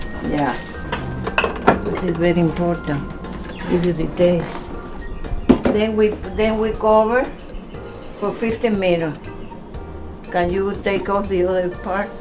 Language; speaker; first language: English; non-native, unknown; Spanish